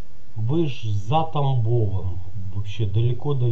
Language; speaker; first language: Russian; native; Russian